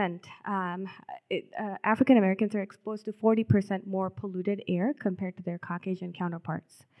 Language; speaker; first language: English; non-native, local second language; Telugu